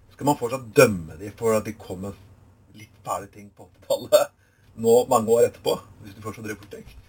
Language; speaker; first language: Norwegian; native; Norwegian